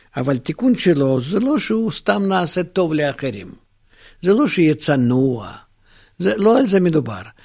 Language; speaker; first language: Hebrew; non-native, fluent; Russian